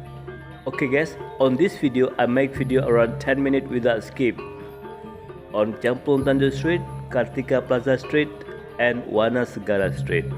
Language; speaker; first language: English; non-native, learner; Indonesian